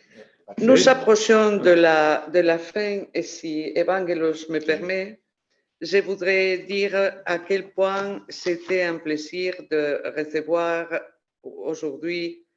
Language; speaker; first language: French; non-native, fluent; Spanish